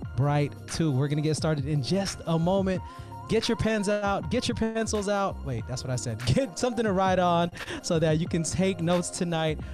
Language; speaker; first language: English; native; English